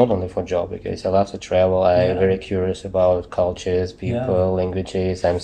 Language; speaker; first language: English; non-native, learner; Russian